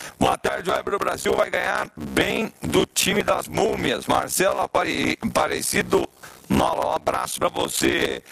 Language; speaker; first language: Portuguese; native; Portuguese